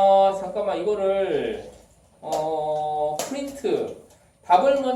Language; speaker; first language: Korean; native; Korean